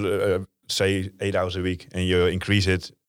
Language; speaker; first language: English; non-native, fluent; Dutch